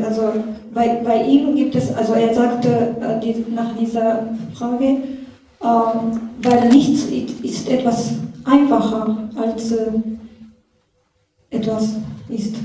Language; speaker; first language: German; non-native, learner; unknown